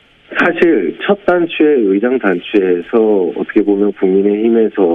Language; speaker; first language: Korean; native; Korean